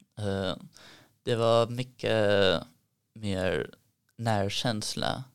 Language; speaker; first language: Swedish; early bilingual, heritage; Swedish